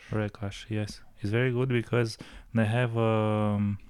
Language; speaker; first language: English; non-native, learner; Romanian